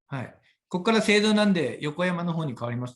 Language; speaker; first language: Japanese; native; Japanese